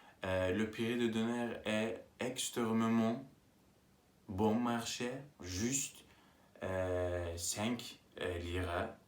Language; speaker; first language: French; non-native, learner; Turkish